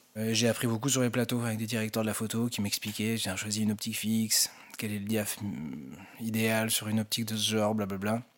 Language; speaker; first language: French; native; French